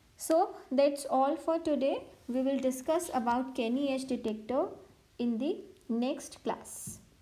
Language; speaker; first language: English; non-native, local second language; Hindi